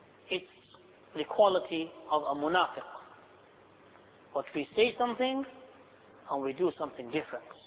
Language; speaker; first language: English; native; English